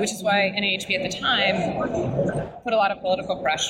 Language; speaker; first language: English; native; English